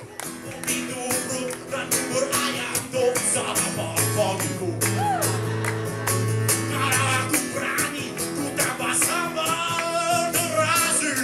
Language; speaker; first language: Indonesian; non-native, fluent; English